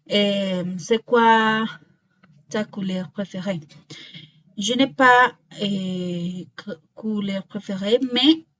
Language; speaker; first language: French; non-native, learner; Spanish